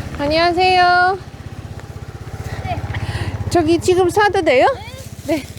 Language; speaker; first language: Korean; non-native, learner; Polish